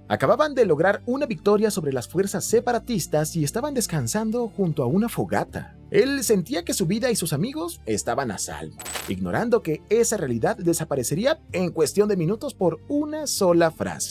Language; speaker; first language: Spanish; native; Spanish